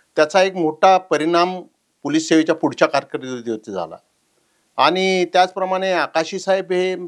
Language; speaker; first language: Marathi; native; Marathi